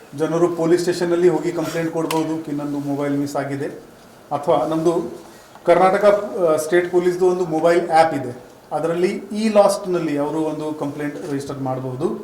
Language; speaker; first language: Kannada; non-native, fluent; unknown